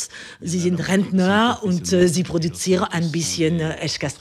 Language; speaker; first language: German; non-native, learner; French